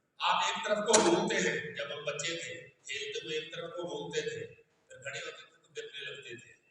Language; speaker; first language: Urdu; non-native, local second language; Punjabi